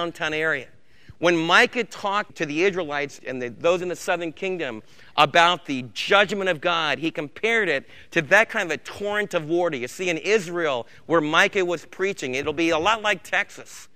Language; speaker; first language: English; native; English